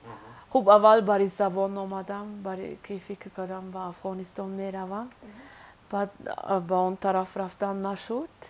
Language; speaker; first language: Persian; non-native, learner; Swiss German